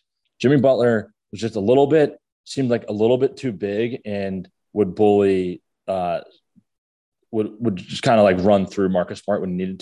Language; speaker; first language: English; native; English